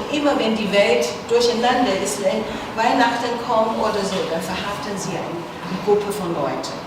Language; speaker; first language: German; non-native, fluent; Chinese